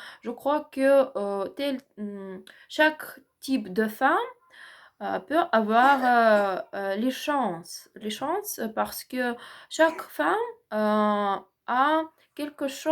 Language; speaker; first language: French; non-native, learner; Ukrainian